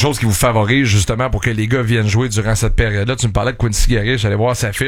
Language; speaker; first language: French; native; French